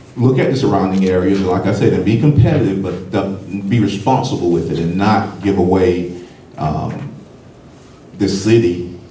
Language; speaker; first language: English; native; English